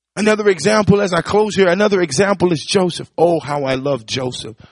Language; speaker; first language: English; native; English